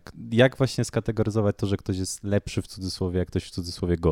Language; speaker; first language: Polish; native; Polish